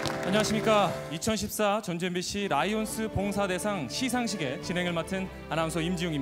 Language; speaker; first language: Korean; native; Korean